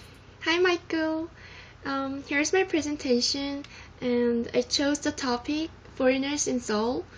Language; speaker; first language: English; non-native, fluent; Korean